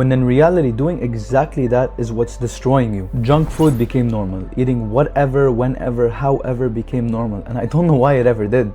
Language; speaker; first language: English; non-native, fluent; Arabic